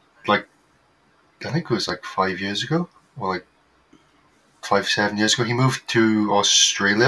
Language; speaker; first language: English; native; English